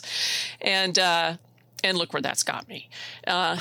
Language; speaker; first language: English; native; English